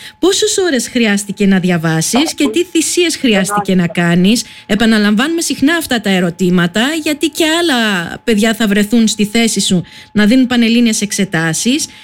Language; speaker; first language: Greek; native; Greek